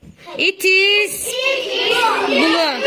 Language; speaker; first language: English; non-native, learner; Azerbaijani